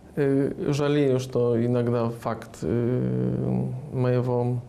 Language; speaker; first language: Russian; non-native, fluent; Polish